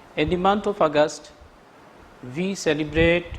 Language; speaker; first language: English; non-native, local second language; Urdu